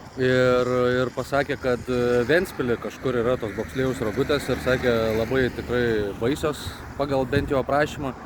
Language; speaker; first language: Lithuanian; native; Lithuanian